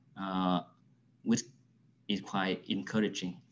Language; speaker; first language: English; non-native, fluent; Vietnamese